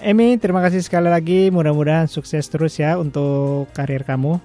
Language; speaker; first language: Indonesian; native; Indonesian